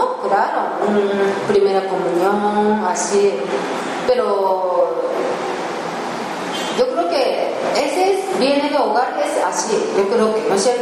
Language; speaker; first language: Spanish; non-native, learner; Japanese